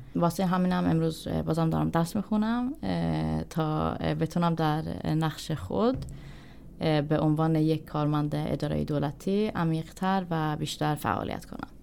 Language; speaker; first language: Persian; early bilingual, heritage; Persian